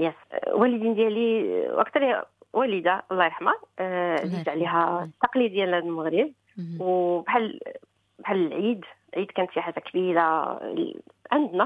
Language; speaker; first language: Arabic; early bilingual, heritage; Arabic